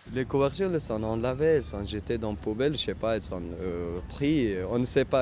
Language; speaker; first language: French; non-native, learner; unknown